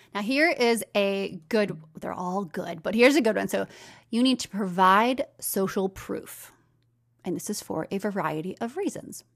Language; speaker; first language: English; native; English